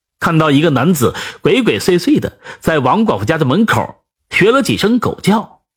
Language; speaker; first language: Chinese; native; Chinese